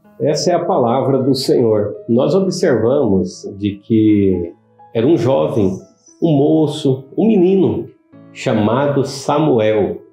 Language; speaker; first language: Portuguese; native; Portuguese